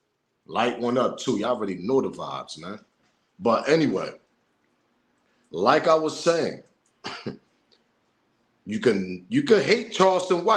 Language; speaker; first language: English; native; English